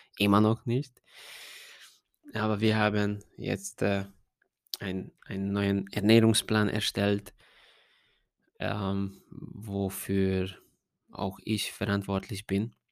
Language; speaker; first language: German; non-native, fluent; Hungarian